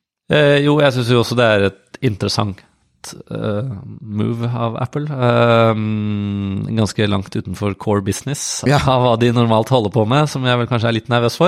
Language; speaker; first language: Norwegian; native; Norwegian